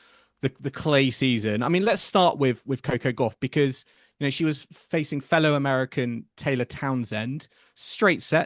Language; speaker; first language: English; native; English